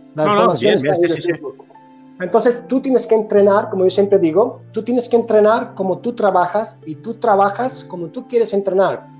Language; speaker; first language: Spanish; native; Spanish